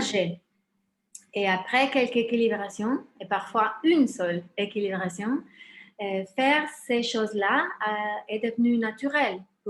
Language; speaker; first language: French; non-native, fluent; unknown